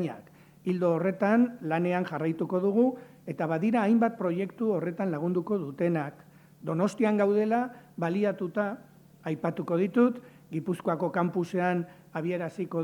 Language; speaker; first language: Basque; native; Basque